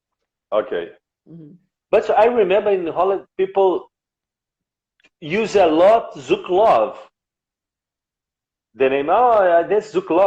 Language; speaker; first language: English; non-native, learner; Portuguese